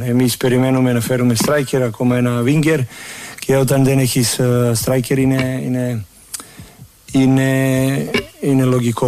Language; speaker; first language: Greek; non-native, learner; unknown